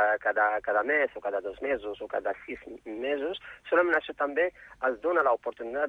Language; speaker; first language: Catalan; non-native, fluent; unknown